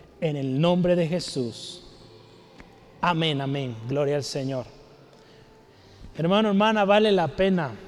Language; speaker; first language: Spanish; native; Spanish